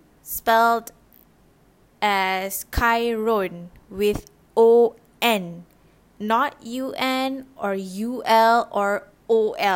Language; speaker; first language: English; non-native, local second language; Malay